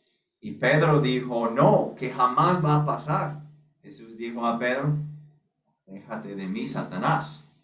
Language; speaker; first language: Spanish; non-native, fluent; English